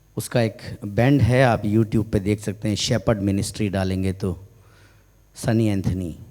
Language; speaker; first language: Hindi; non-native, local second language; Malayalam